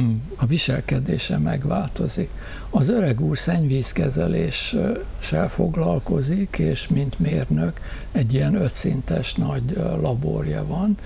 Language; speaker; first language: Hungarian; native; Hungarian